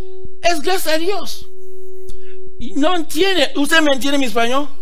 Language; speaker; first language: Spanish; non-native, learner; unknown